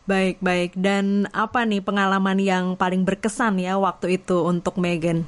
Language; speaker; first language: Indonesian; native; Indonesian